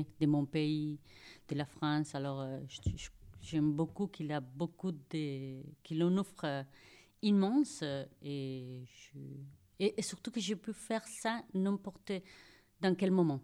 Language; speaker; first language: French; non-native, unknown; Spanish